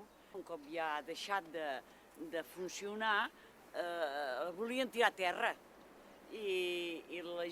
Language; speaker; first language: Catalan; native; Catalan